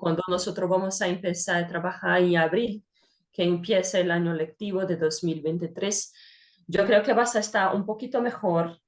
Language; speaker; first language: Spanish; non-native, fluent; Portuguese